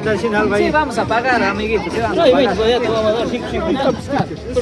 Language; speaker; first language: Spanish; native; Spanish